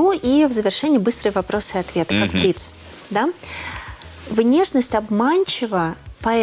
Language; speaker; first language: Russian; native; Russian